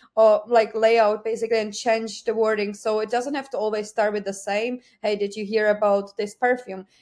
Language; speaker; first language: English; non-native, fluent; Czech